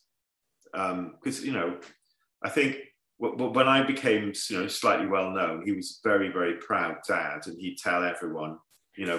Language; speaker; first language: English; native; English